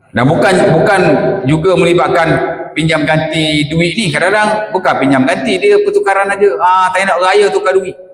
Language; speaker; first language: Malay; native; Malay